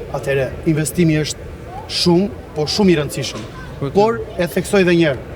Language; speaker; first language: Albanian; native; Albanian